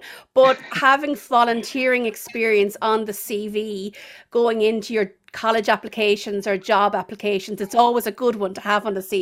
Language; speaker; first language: English; native; English